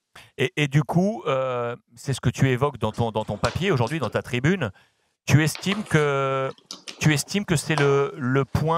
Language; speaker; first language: French; native; French